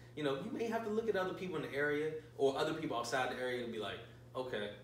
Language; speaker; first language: English; native; English